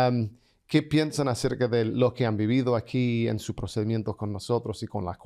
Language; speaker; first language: Spanish; non-native, fluent; English